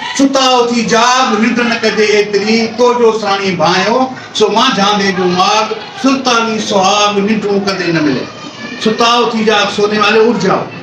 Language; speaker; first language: Urdu; non-native, local second language; Sindhi